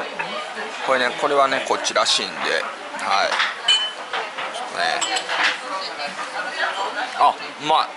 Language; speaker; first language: Japanese; native; Japanese